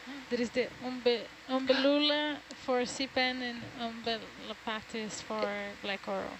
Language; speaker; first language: English; non-native, fluent; Portuguese